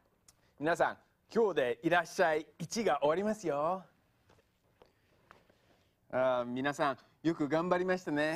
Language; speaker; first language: Japanese; non-native, fluent; English